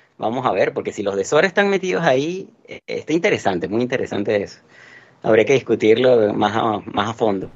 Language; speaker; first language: Spanish; native; Spanish